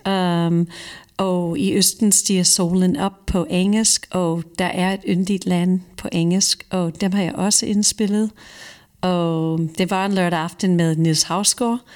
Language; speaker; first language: Danish; non-native, fluent; English